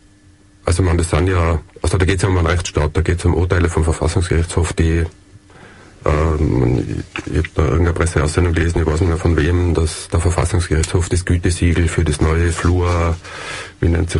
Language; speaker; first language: German; native; German